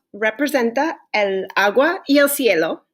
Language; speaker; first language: Spanish; early bilingual, other home language; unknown